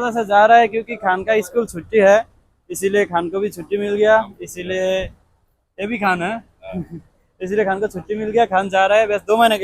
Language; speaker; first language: Hindi; non-native, learner; Bangla